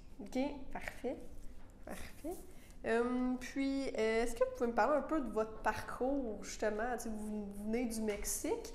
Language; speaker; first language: French; native; French